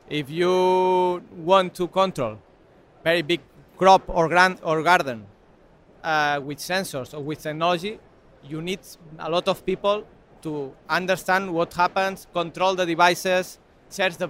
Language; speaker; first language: English; non-native, learner; Spanish